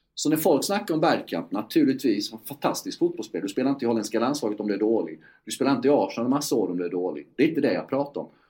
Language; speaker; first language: Swedish; native; Swedish